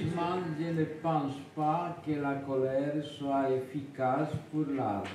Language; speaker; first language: French; non-native, fluent; Spanish